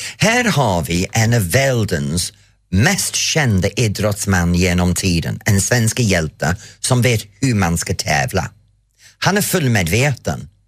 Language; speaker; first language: Swedish; non-native, fluent; English